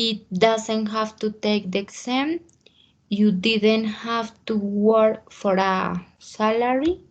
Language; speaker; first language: English; non-native, learner; Spanish